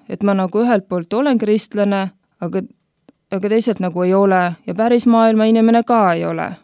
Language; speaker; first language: Estonian; native; Estonian